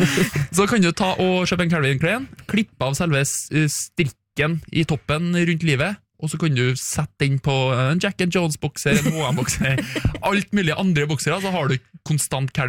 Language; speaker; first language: Norwegian; native; Norwegian